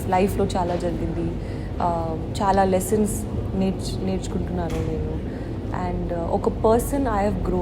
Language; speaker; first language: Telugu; non-native, learner; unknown